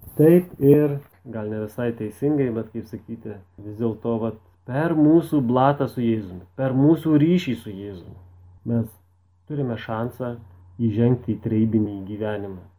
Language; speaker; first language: Lithuanian; native; Lithuanian